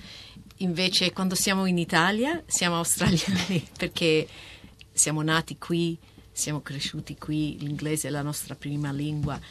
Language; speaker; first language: Italian; early bilingual, heritage; Italian